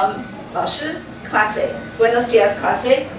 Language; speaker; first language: Spanish; non-native, learner; Chinese